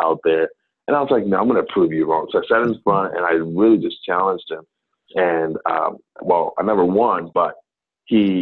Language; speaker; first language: English; non-native, local second language; Akan